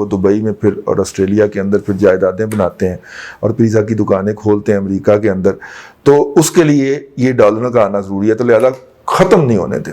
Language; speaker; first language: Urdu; non-native, local second language; Punjabi